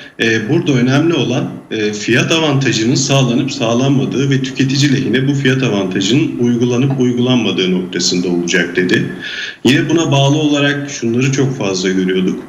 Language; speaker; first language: Turkish; native; Turkish